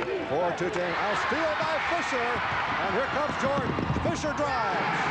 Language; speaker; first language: English; native; English